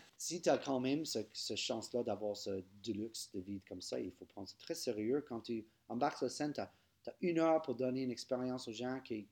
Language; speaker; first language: French; non-native, local second language; English